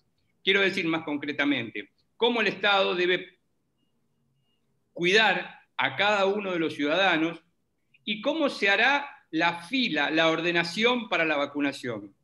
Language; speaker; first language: Spanish; native; Spanish